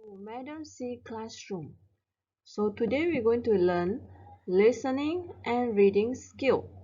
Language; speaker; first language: English; non-native, local second language; Chinese